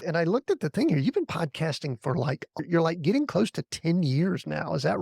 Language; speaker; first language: English; native; English